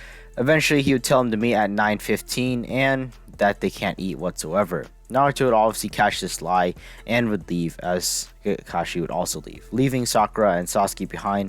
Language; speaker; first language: English; native; English